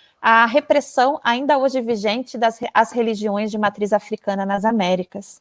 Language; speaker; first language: Portuguese; native; Portuguese